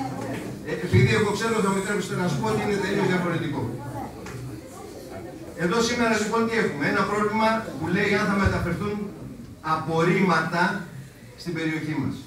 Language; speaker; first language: Greek; native; Greek